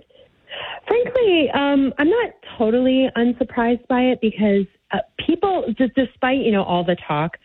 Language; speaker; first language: English; native; English